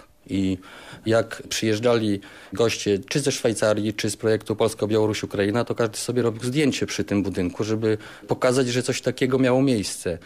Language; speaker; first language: Polish; native; Polish